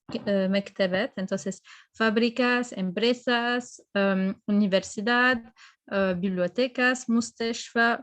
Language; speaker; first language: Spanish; non-native, fluent; French